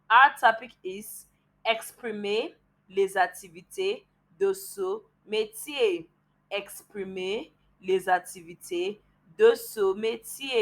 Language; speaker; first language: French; non-native, learner; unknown